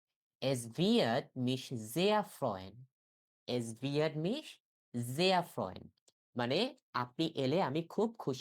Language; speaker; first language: German; non-native, learner; Bangla